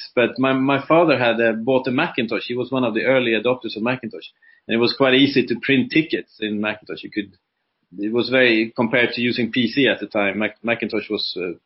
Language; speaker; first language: English; non-native, fluent; Swedish